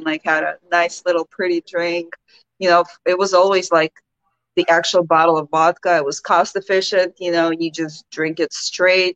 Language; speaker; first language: English; early bilingual, other home language; Ukrainian